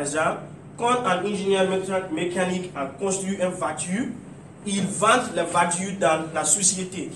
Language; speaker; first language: French; non-native, learner; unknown